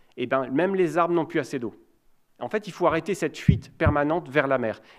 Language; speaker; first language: French; native; French